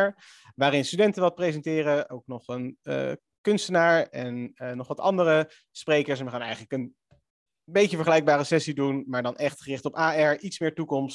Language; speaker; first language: Dutch; native; Dutch